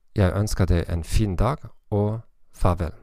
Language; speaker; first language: Norwegian; non-native, learner; German